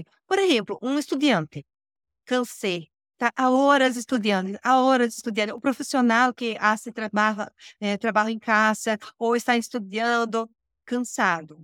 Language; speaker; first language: Spanish; non-native, learner; Portuguese